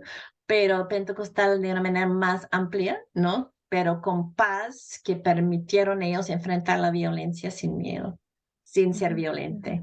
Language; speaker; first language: Spanish; non-native, fluent; English